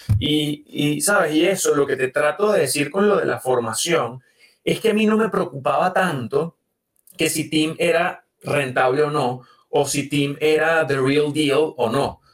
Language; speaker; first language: Spanish; native; Spanish